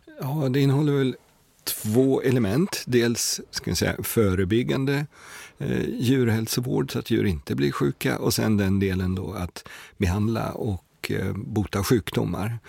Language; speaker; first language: Swedish; native; Swedish